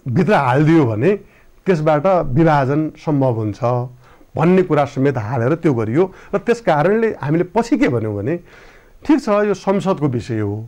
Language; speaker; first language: Nepali; native; Nepali